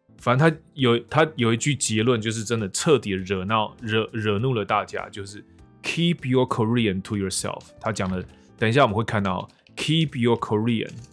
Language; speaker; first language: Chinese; native; Chinese